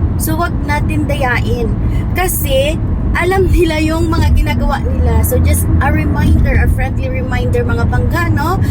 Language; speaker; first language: Filipino; non-native, local second language; Hiligaynon